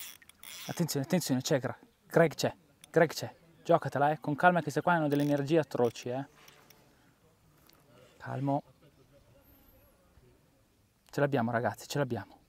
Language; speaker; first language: Italian; native; Italian